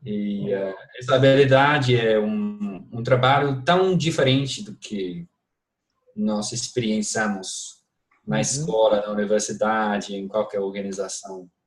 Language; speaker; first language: Portuguese; non-native, fluent; English